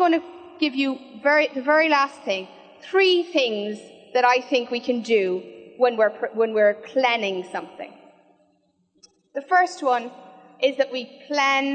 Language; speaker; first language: English; native; English